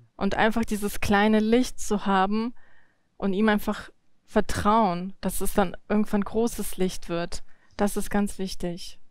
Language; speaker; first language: German; early bilingual, other home language; Russian